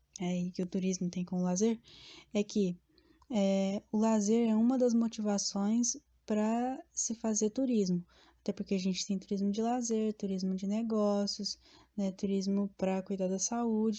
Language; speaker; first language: Portuguese; native; Portuguese